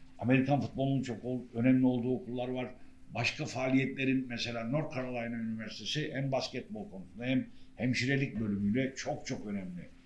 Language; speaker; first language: Turkish; native; Turkish